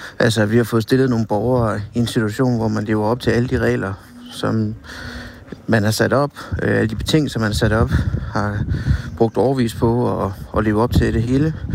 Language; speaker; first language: Danish; native; Danish